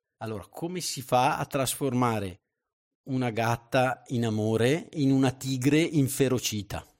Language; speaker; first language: Italian; native; Italian